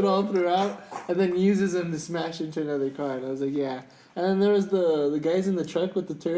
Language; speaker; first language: English; native; English